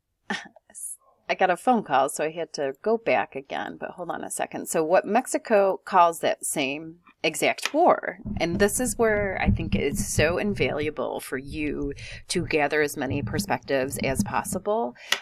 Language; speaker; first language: English; native; English